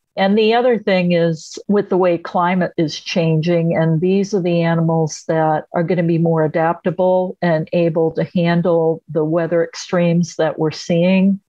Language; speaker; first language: English; native; English